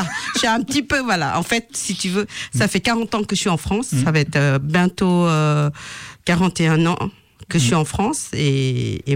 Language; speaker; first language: French; non-native, fluent; Lao